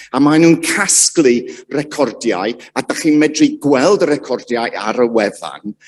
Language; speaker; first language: Welsh; native; Welsh